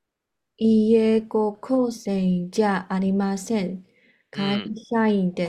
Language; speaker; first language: Japanese; non-native, learner; Chinese